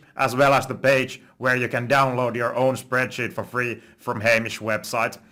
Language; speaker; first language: English; non-native, fluent; Finnish